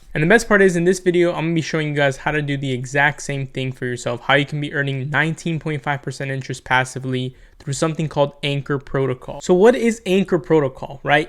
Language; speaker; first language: English; native; English